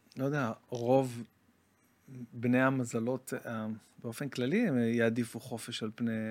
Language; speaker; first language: Hebrew; native; Hebrew